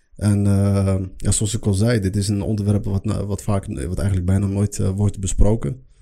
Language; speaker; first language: Dutch; early bilingual, other home language; Arabic